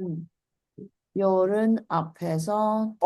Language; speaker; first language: Korean; non-native, learner; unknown